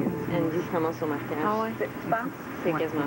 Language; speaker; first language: French; native; French